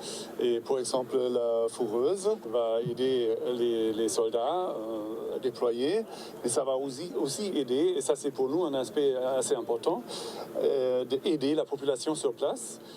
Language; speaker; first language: French; non-native, fluent; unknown